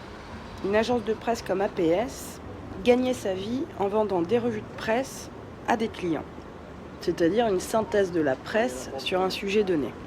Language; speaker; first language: French; native; French